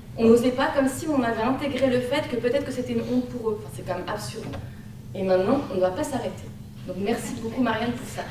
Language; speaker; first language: French; native; French